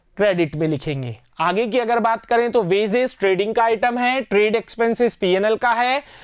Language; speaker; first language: Hindi; native; Hindi